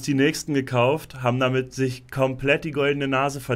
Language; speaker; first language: German; native; German